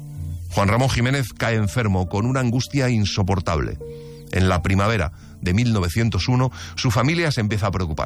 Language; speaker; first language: Spanish; native; Spanish